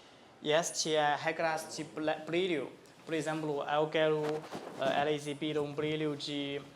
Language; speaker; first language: Portuguese; non-native, fluent; Chinese